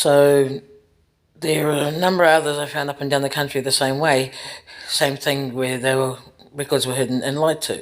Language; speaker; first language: English; native; English